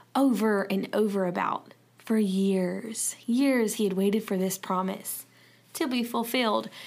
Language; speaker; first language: English; native; English